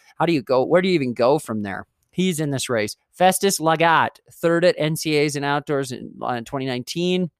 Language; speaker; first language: English; native; English